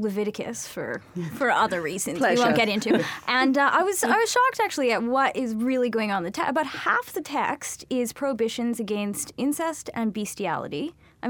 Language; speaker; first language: English; non-native, fluent; Yiddish